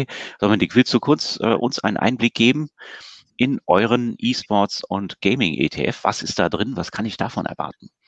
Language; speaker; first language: German; native; German